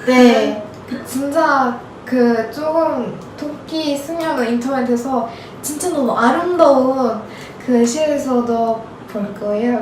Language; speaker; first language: Korean; non-native, learner; Turkish